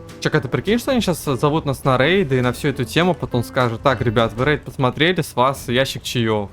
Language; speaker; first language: Russian; native; Russian